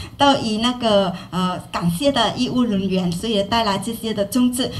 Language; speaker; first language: Chinese; non-native, fluent; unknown